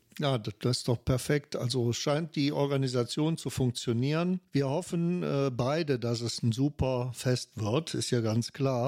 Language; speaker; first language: German; native; German